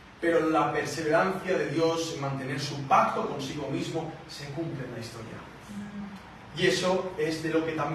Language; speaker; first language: Spanish; native; Spanish